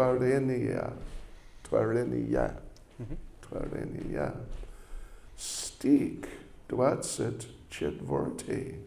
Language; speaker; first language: Russian; non-native, learner; English